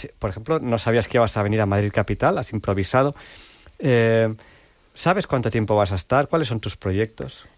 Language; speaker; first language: Spanish; native; Spanish